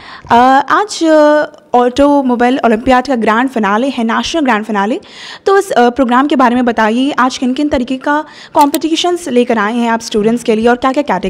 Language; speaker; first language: Hindi; native; Hindi